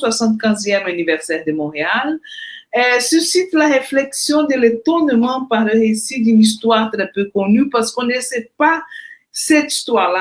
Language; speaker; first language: French; non-native, fluent; Portuguese